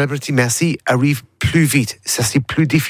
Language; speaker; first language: French; non-native, learner; English